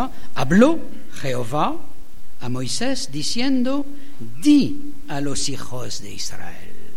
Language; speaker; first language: Spanish; non-native, learner; French